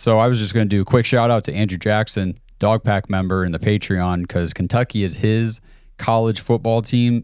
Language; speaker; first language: English; native; English